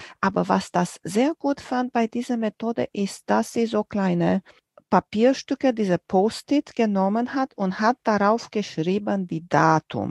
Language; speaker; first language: German; non-native, fluent; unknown